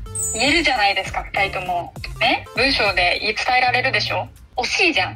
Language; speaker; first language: Japanese; native; Japanese